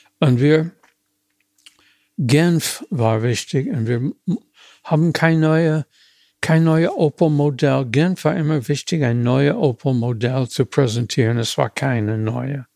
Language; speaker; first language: German; non-native, fluent; English